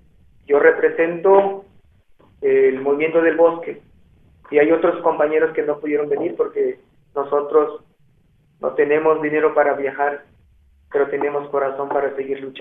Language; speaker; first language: Spanish; non-native, local second language; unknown